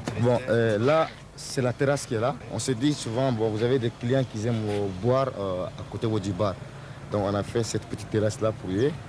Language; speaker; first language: French; non-native, local second language; Soninke